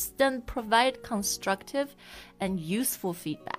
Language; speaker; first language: English; non-native, fluent; Chinese